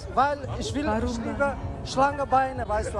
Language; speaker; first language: German; non-native, learner; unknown